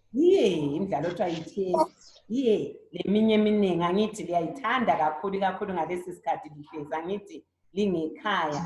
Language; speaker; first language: Zulu; native; Zulu